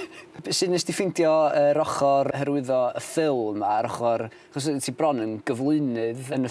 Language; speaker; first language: Welsh; native; Welsh